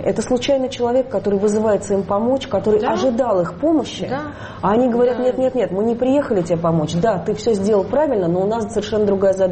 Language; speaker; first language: Russian; native; Russian